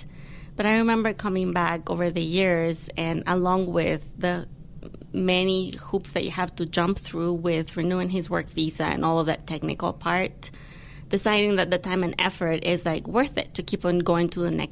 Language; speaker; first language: English; non-native, fluent; Spanish